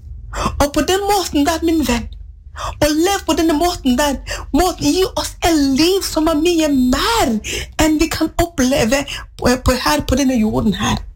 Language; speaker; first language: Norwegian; non-native, fluent; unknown